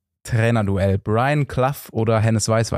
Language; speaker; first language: German; native; German